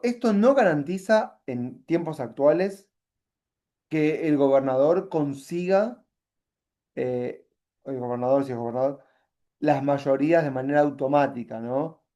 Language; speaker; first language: Spanish; native; Spanish